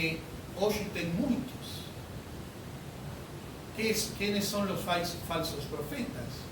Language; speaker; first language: Spanish; non-native, learner; Portuguese